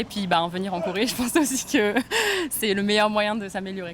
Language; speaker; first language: French; native; French